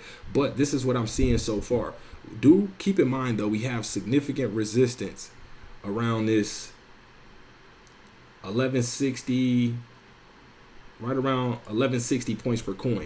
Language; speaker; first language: English; native; English